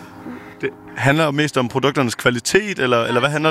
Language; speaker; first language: Danish; native; Danish